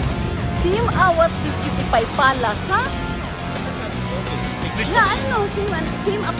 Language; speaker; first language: English; non-native, local second language; Filipino